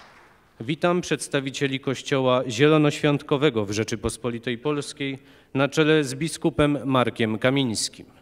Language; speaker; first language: Polish; native; Polish